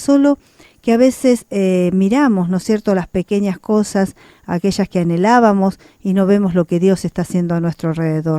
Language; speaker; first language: Spanish; native; Spanish